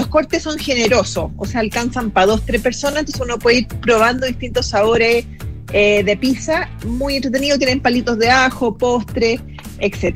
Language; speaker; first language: Spanish; native; Spanish